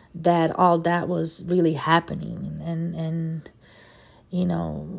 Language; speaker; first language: English; non-native, fluent; Portuguese